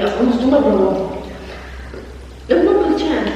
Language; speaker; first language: Albanian; early bilingual, heritage; Albanian